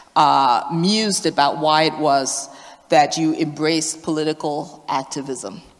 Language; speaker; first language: English; native; English